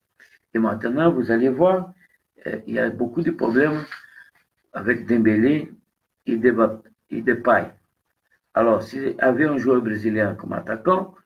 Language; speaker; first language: French; non-native, fluent; Portuguese